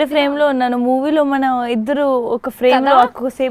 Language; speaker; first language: Telugu; non-native, local second language; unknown